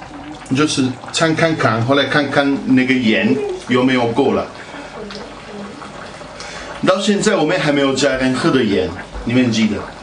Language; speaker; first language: Chinese; non-native, fluent; Italian